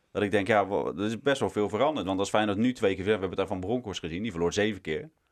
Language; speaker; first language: Dutch; native; Dutch